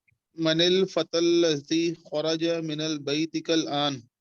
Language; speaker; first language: Arabic; non-native, learner; Urdu